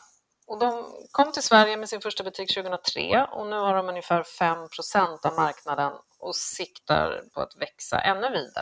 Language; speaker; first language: Swedish; native; Swedish